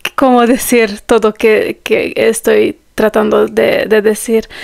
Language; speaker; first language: Spanish; non-native, learner; Romanian